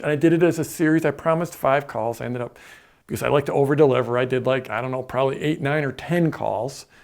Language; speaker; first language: English; native; English